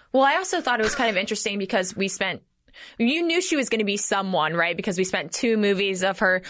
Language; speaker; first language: English; native; English